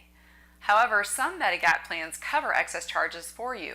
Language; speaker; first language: English; native; English